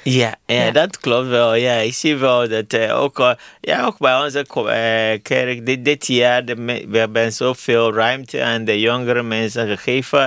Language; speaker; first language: Dutch; non-native, learner; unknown